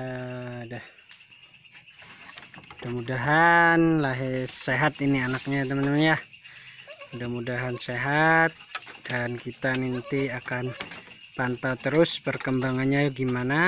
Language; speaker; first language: Indonesian; native; Indonesian